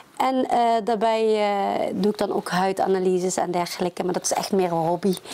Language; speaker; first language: Dutch; early bilingual, other home language; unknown